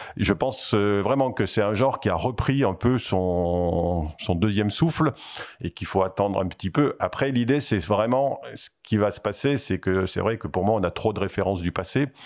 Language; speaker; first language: French; native; French